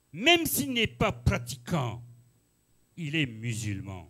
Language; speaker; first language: French; non-native, local second language; Ngazidja Comorian